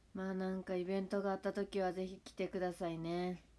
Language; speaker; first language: Japanese; native; Japanese